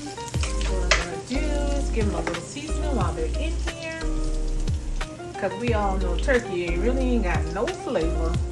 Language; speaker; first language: English; native; English